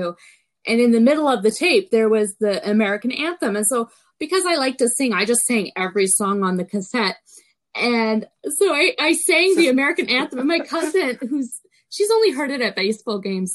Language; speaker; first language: English; native; English